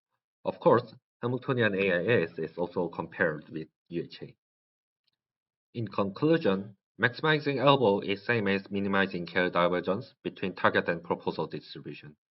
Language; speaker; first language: English; non-native, learner; Korean